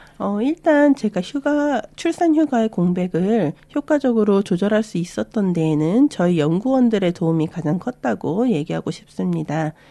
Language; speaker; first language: Korean; early bilingual, other home language; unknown